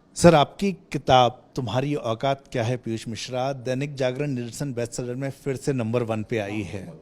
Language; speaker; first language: Hindi; native; Hindi